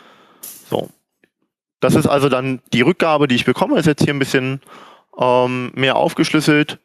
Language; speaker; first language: German; native; German